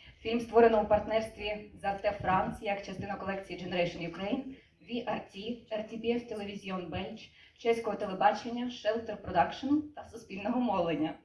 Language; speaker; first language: Ukrainian; native; Ukrainian